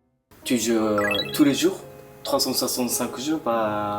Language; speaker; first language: French; non-native, fluent; Japanese